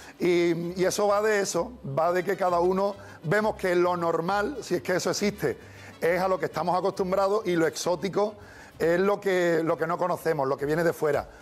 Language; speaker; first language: Spanish; native; Spanish